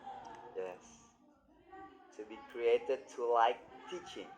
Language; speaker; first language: English; non-native, learner; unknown